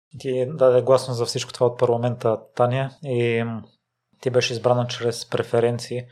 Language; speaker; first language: Bulgarian; native; Bulgarian